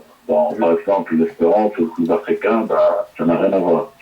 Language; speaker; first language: French; non-native, local second language; Arabic